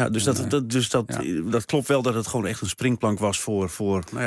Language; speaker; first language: Dutch; native; Dutch